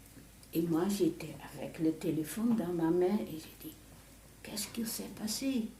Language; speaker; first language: French; non-native, fluent; Dutch